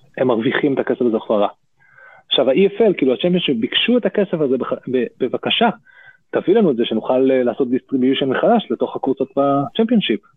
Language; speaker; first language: Hebrew; native; Hebrew